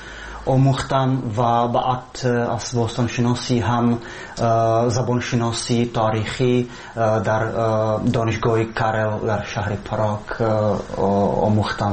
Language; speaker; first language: Persian; non-native, fluent; Slovak